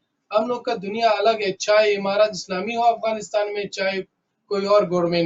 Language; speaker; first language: Hindi; early bilingual, other home language; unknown